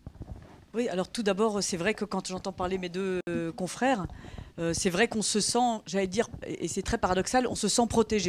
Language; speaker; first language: French; native; French